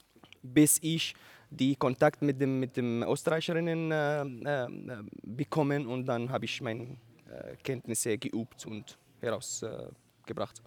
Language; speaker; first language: German; non-native, learner; Arabic